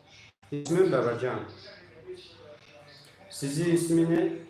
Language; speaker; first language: Turkish; non-native, learner; Tajik